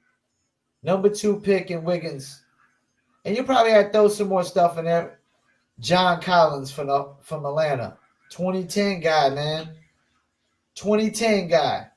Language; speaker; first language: English; native; English